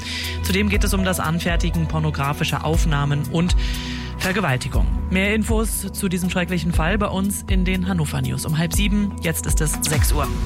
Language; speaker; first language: German; native; German